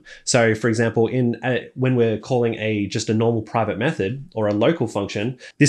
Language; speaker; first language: English; native; English